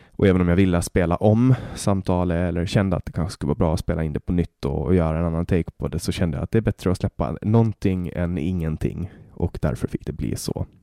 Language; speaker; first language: Swedish; native; Swedish